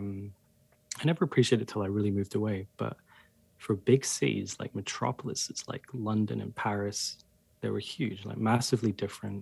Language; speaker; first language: English; native; English